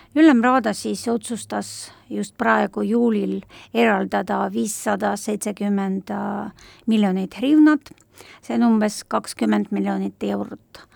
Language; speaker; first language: Estonian; non-native, local second language; Russian